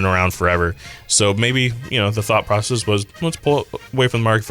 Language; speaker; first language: English; native; English